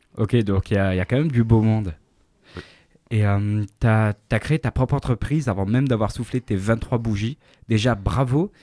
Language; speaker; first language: French; native; French